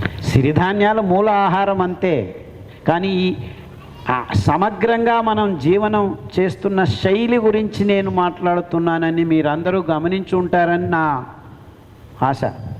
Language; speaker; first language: Telugu; native; Telugu